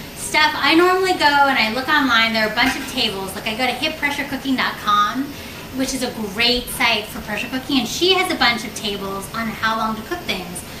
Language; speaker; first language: English; native; English